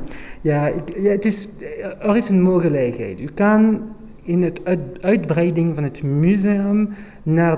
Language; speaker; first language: Dutch; non-native, local second language; French